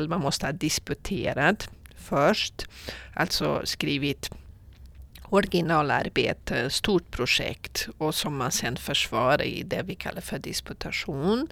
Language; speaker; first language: Swedish; non-native, fluent; Portuguese